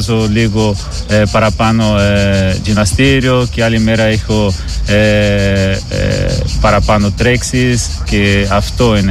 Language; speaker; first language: Greek; non-native, learner; Portuguese